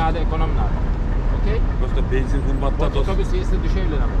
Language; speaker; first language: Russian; non-native, learner; Turkish